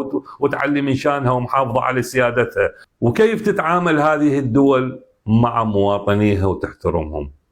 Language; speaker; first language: Arabic; native; Arabic